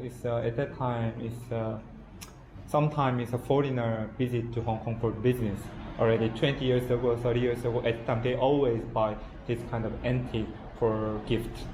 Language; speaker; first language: English; non-native, learner; Korean